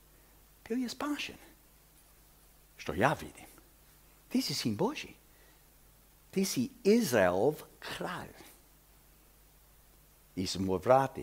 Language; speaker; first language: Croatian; early bilingual, heritage; Croatian